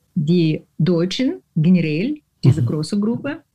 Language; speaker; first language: German; non-native, fluent; Ukrainian